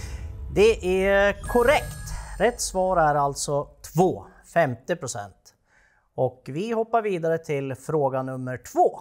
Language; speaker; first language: Swedish; native; Swedish